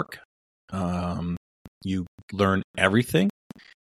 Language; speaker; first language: English; early bilingual, other home language; Spanish